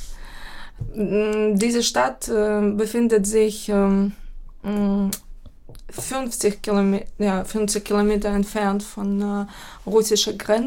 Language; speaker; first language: German; non-native, fluent; Ukrainian